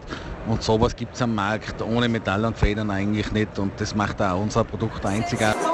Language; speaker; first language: German; native; German